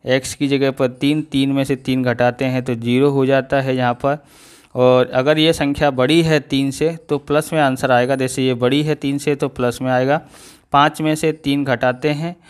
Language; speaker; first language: Hindi; non-native, local second language; Gujarati